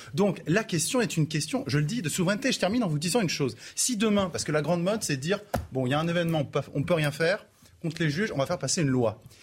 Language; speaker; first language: French; native; French